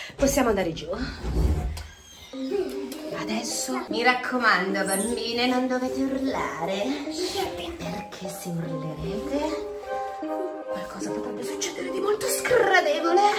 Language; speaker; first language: Italian; native; Italian